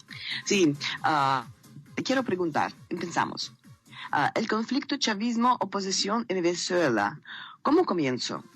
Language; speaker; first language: Spanish; non-native, learner; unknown